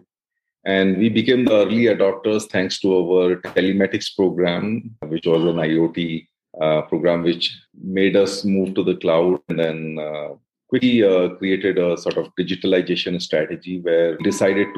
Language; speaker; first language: English; non-native, local second language; Hindi